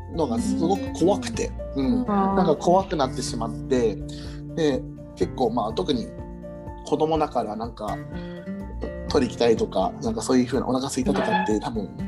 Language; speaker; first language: Japanese; early bilingual, heritage; English